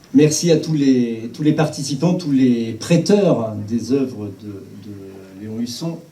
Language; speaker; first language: French; native; French